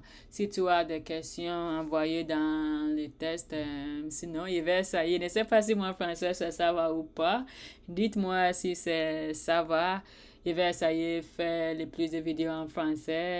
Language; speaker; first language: French; non-native, learner; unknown